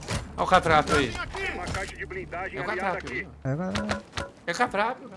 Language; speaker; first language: Portuguese; native; Portuguese